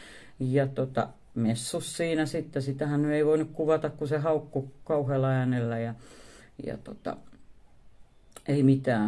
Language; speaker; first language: Finnish; native; Finnish